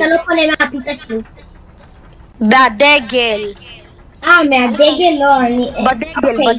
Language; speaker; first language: Hebrew; native; Hebrew